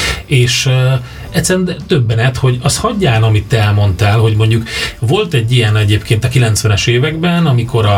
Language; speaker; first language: Hungarian; native; Hungarian